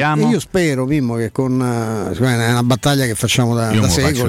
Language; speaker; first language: Italian; native; Italian